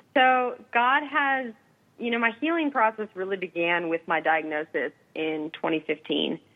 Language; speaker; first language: English; native; English